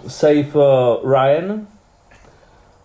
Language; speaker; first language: English; non-native, learner; Czech